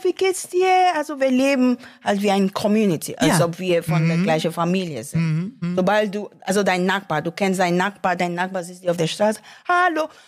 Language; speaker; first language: German; non-native, learner; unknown